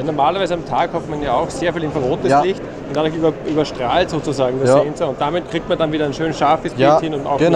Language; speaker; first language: German; native; German